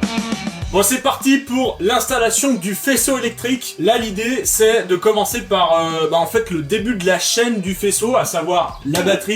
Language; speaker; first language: French; native; French